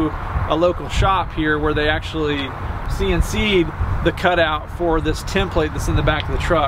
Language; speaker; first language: English; native; English